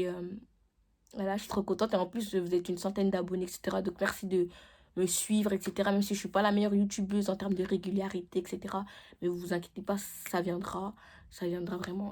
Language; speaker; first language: French; native; French